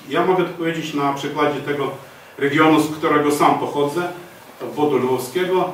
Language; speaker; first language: Polish; non-native, fluent; Ukrainian